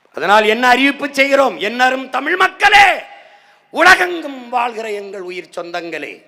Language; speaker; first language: Tamil; native; Tamil